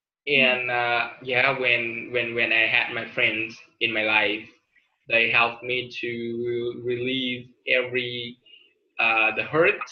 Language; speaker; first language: English; non-native, learner; Vietnamese